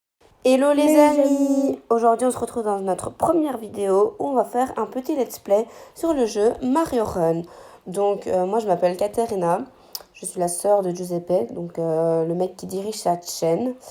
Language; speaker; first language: French; native; French